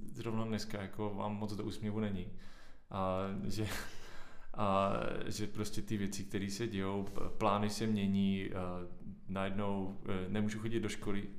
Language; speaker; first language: Czech; native; Czech